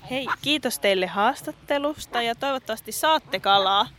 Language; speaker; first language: Finnish; native; Finnish